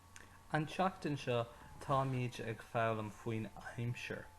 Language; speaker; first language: Irish; non-native, local second language; English